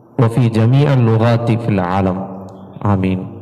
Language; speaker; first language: Arabic; non-native, fluent; Tamil